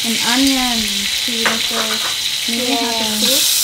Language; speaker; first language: English; non-native, learner; Thai